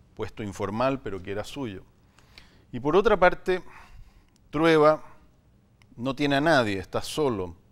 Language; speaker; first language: Spanish; native; Spanish